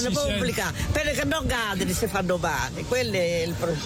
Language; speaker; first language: Italian; native; Italian